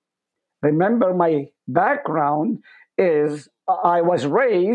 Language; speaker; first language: English; non-native, fluent; Hebrew